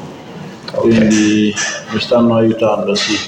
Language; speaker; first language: Italian; non-native, fluent; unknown